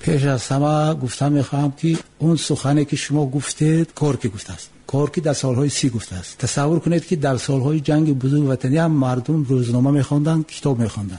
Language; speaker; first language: Tajik; native; Tajik